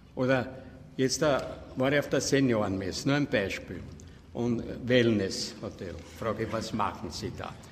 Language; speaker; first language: German; native; German